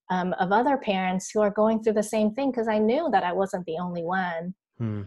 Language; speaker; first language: English; early bilingual, other home language; Chinese